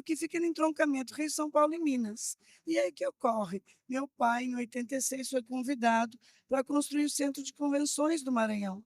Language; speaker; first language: Portuguese; native; Portuguese